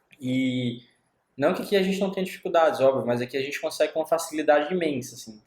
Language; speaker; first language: Portuguese; native; Portuguese